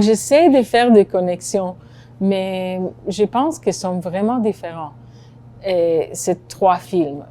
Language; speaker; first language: French; non-native, fluent; Hebrew